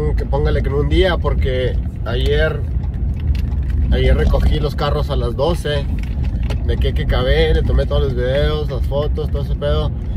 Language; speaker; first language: Spanish; early bilingual, heritage; Spanish